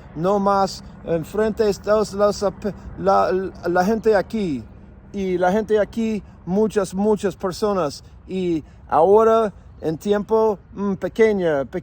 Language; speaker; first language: Spanish; non-native, learner; English